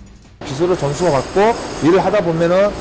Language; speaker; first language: Korean; native; Korean